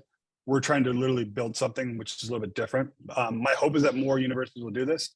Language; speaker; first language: English; native; English